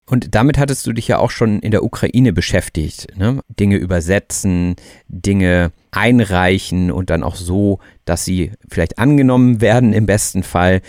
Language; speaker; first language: German; native; German